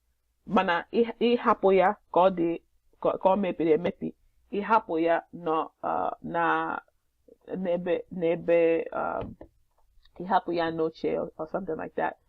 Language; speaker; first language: Igbo; non-native, learner; English